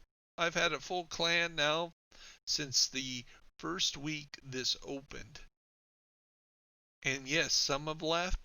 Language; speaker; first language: English; native; English